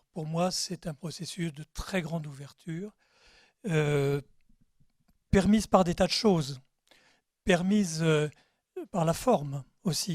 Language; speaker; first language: French; native; French